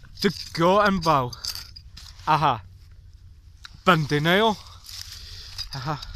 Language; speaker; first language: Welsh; non-native, learner; English